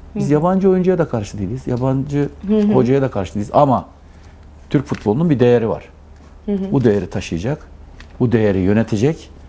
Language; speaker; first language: Turkish; native; Turkish